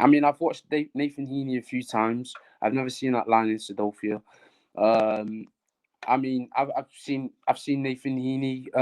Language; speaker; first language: English; native; English